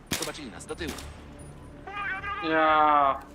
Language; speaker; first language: Polish; native; Polish